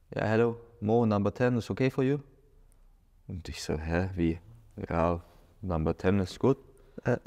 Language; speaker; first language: German; native; German